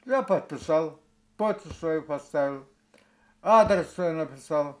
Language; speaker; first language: Russian; non-native, local second language; Karachay-Balkar